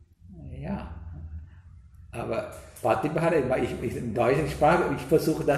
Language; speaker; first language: German; non-native, learner; Sinhala